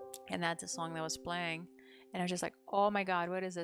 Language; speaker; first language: English; non-native, fluent; Russian